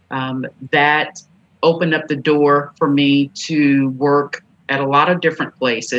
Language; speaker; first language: English; native; English